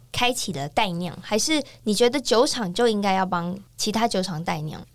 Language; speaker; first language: Chinese; native; Chinese